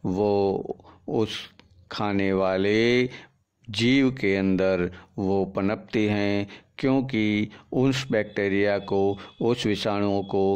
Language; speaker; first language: Hindi; native; Hindi